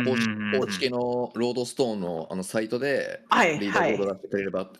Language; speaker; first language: Japanese; native; Japanese